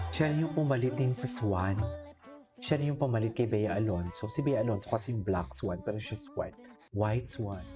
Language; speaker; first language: Filipino; non-native, local second language; Hiligaynon